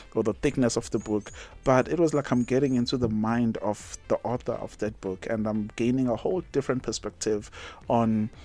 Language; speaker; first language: English; non-native, local second language; Zulu